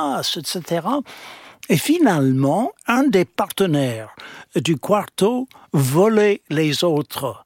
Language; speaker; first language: French; non-native, fluent; English